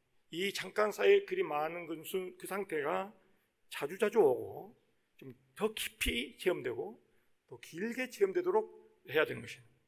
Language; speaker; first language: Korean; native; Korean